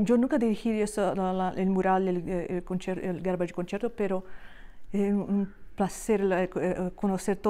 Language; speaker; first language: Spanish; non-native, fluent; Portuguese